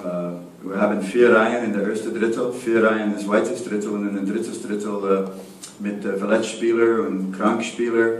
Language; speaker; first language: German; non-native, learner; English